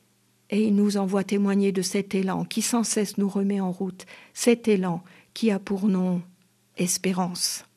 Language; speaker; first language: French; native; French